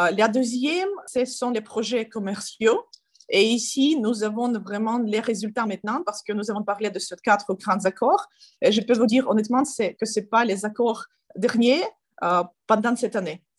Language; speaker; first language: French; non-native, learner; Ukrainian